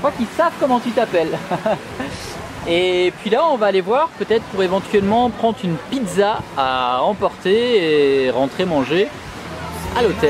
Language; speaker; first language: French; native; French